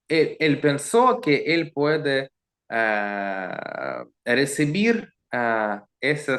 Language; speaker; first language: Spanish; non-native, learner; Russian